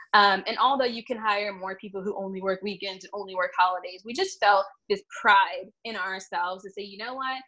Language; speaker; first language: English; native; English